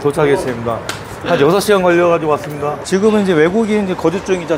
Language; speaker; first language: Korean; native; Korean